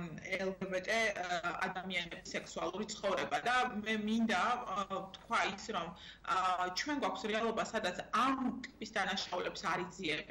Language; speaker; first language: Georgian; native; Georgian